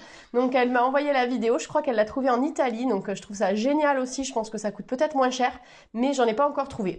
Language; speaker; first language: French; native; French